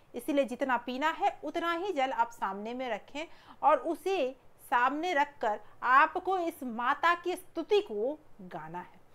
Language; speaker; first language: Hindi; native; Hindi